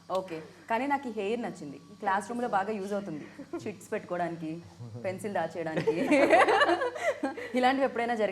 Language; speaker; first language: Telugu; native; Telugu